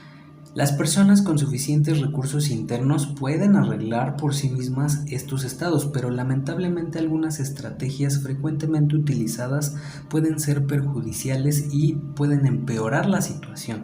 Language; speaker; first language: Spanish; native; Spanish